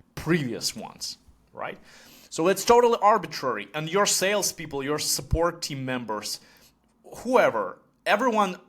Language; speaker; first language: English; non-native, fluent; Ukrainian